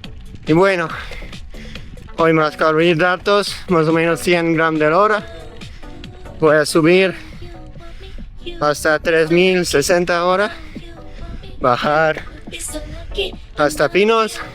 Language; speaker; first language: Spanish; non-native, learner; Dutch